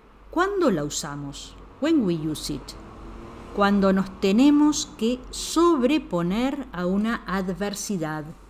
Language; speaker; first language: Spanish; native; Spanish